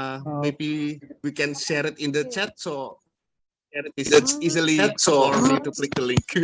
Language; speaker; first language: English; non-native, fluent; Indonesian